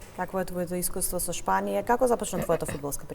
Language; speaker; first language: Macedonian; native; Macedonian